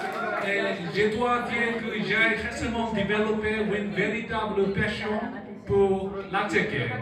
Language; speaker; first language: French; non-native, learner; Korean